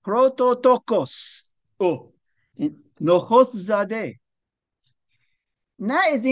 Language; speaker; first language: Persian; non-native, learner; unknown